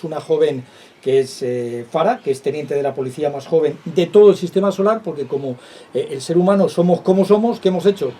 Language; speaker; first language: Spanish; native; Spanish